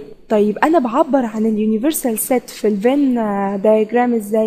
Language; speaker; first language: Arabic; native; Arabic